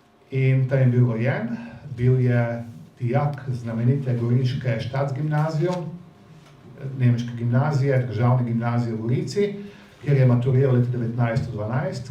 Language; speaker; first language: Slovenian; native; Slovenian